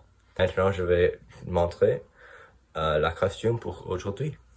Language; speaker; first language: French; non-native, learner; English